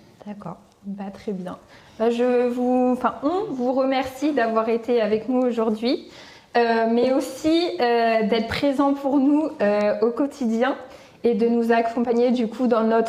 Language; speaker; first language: French; native; French